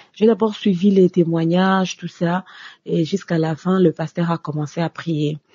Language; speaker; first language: French; non-native, local second language; Lingala